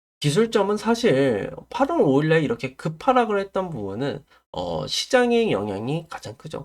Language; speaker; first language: Korean; native; Korean